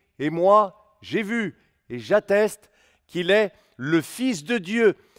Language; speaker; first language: French; native; French